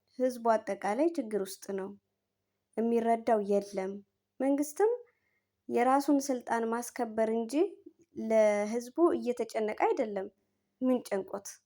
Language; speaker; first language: Amharic; native; Amharic